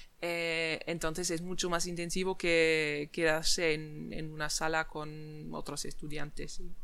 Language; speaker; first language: Spanish; non-native, fluent; German